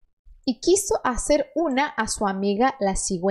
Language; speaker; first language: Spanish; non-native, fluent; Portuguese